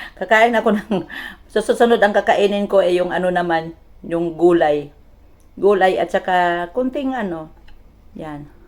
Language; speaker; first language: Filipino; non-native, local second language; Cebuano